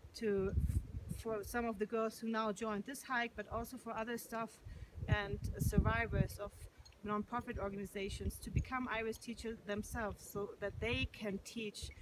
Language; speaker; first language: English; non-native, fluent; German